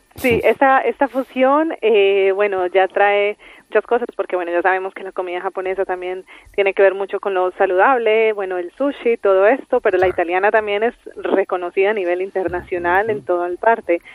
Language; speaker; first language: Spanish; native; Spanish